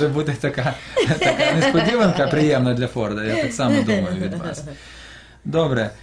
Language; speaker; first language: Ukrainian; native; Ukrainian